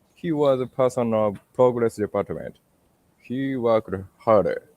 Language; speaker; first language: English; non-native, learner; Japanese